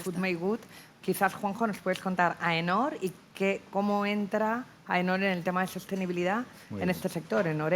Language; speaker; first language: Spanish; native; Spanish